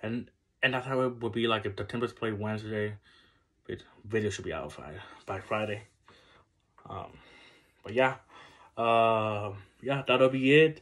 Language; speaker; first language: English; native; English